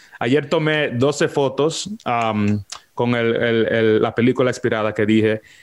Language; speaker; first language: Spanish; early bilingual, heritage; Spanish